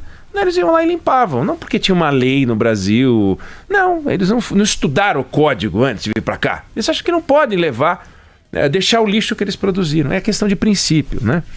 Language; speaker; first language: Portuguese; native; Portuguese